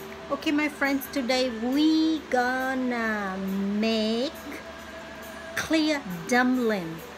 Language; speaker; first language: English; non-native, fluent; Vietnamese